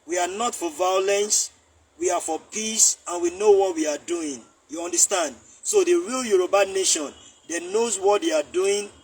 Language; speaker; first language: English; non-native, local second language; Yoruba